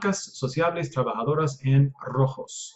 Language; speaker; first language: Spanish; non-native, fluent; English